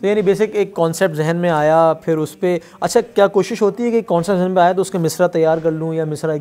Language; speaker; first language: Urdu; native; Urdu